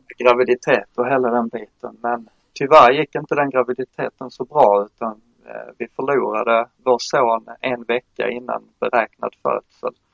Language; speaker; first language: Swedish; native; Swedish